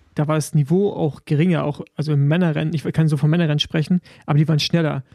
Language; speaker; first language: German; native; German